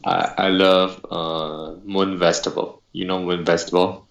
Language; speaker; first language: English; non-native, learner; Chinese